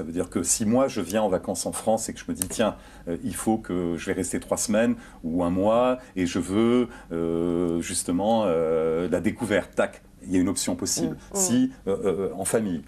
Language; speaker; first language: French; native; French